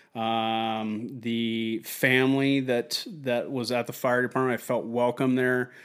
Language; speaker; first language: English; native; English